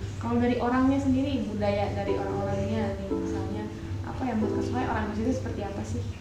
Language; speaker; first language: Indonesian; native; Indonesian